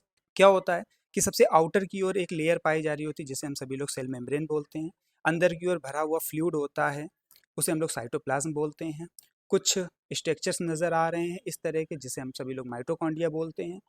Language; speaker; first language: Hindi; native; Hindi